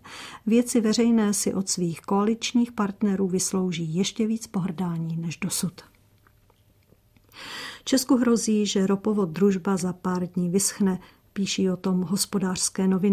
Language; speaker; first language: Czech; native; Czech